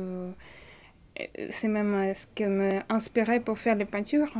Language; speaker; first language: French; non-native, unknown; Russian